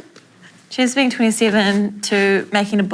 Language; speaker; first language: English; native; English